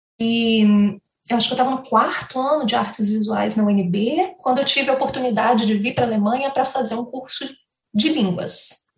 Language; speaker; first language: Portuguese; native; Portuguese